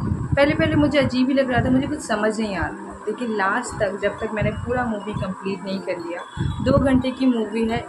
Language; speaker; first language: Hindi; non-native, local second language; Bangla